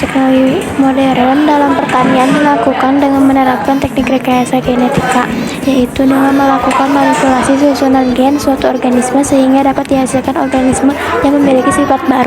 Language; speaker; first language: Indonesian; native; Indonesian